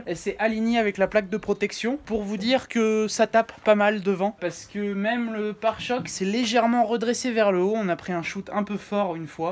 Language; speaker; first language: French; native; French